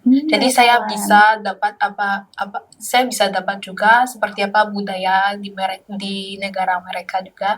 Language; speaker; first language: Indonesian; non-native, learner; Malagasy